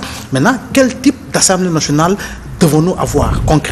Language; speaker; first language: French; non-native, local second language; Wolof